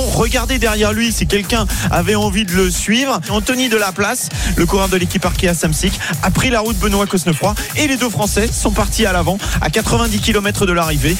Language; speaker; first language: French; native; French